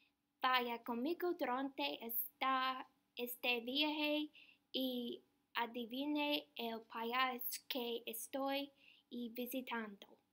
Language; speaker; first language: Spanish; non-native, learner; English